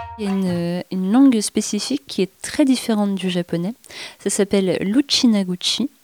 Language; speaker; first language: French; native; French